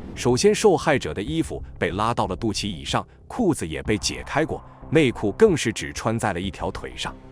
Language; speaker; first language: Chinese; native; Chinese